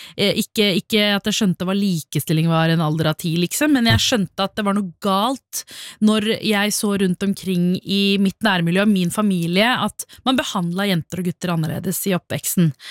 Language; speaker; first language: Norwegian; early bilingual, other home language; Tamil